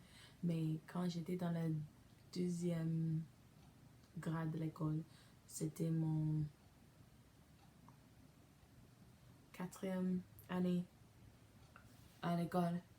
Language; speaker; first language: French; non-native, learner; English